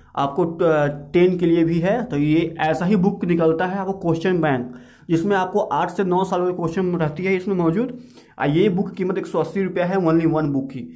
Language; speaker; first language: Hindi; native; Hindi